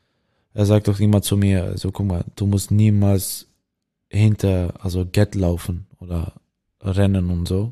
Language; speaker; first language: German; non-native, learner; Dutch